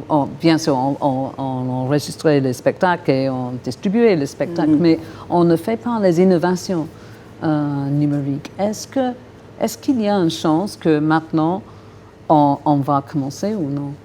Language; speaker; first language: French; non-native, fluent; English